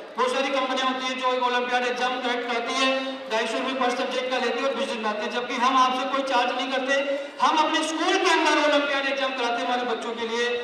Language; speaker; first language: Hindi; native; Hindi